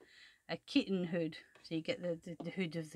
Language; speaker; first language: English; native; English